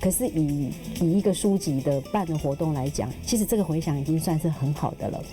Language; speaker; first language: Chinese; native; Chinese